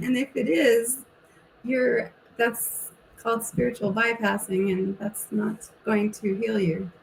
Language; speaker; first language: English; native; English